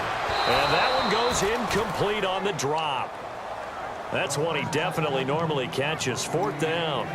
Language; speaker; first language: English; native; English